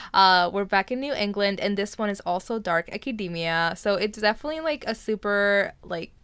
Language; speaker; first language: English; early bilingual, other home language; Spanish